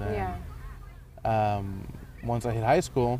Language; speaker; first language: English; early bilingual, other home language; Persian